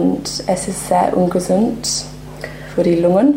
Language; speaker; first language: German; non-native, learner; English